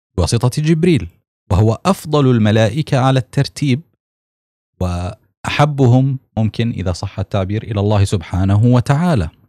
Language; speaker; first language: Arabic; native; Arabic